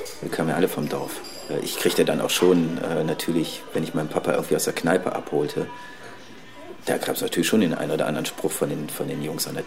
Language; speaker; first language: German; native; German